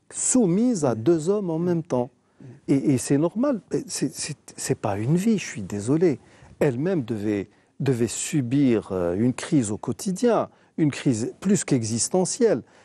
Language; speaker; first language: French; non-native, local second language; Arabic